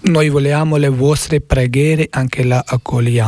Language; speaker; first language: Italian; non-native, learner; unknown